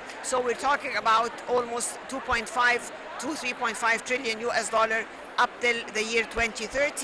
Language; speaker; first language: English; non-native, fluent; Arabic